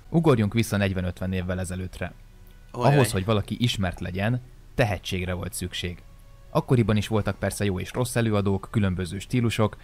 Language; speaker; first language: Hungarian; native; Hungarian